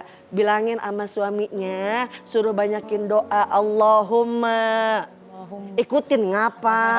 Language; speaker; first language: Indonesian; native; Indonesian